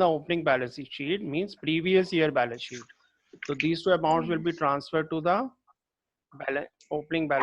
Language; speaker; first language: English; non-native, local second language; Hindi